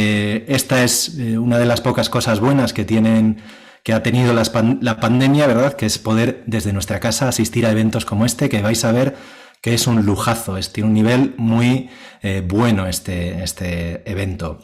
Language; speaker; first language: Spanish; native; Spanish